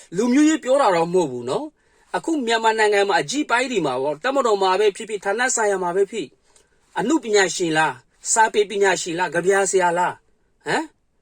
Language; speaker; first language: Burmese; non-native, local second language; Kachin